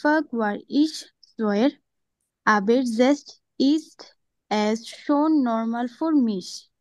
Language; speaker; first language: German; non-native, learner; Bangla